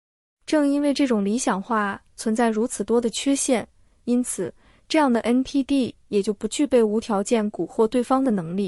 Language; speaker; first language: Chinese; native; Chinese